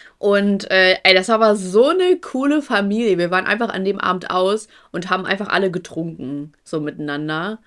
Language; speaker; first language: German; early bilingual, other home language; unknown